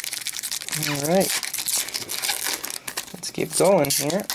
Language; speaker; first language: English; native; English